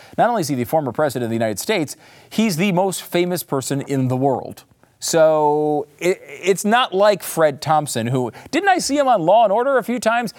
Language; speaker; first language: English; native; English